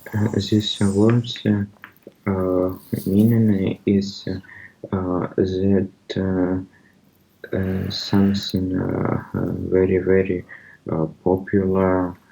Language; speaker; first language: English; non-native, learner; Russian